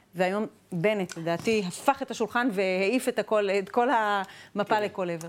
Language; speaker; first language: Hebrew; native; Hebrew